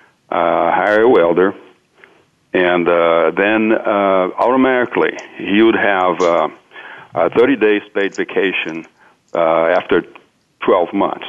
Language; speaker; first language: English; non-native, fluent; Portuguese